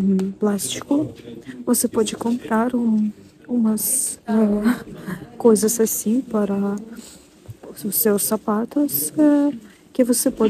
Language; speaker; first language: Portuguese; non-native, fluent; Russian